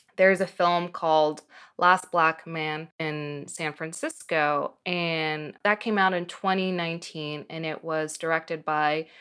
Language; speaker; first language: English; early bilingual, other home language; Arabic